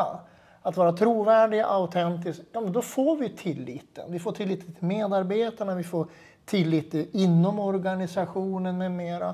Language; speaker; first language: Swedish; native; Swedish